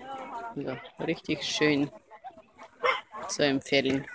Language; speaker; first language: German; non-native, learner; Russian